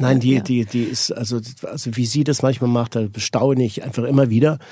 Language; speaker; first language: German; native; German